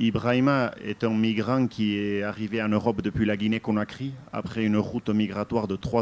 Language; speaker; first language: French; non-native, fluent; Basque